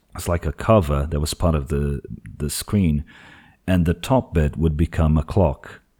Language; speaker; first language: English; non-native, fluent; Portuguese